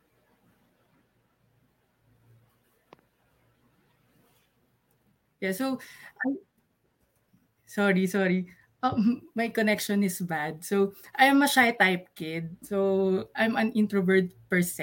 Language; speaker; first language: English; non-native, local second language; Pampanga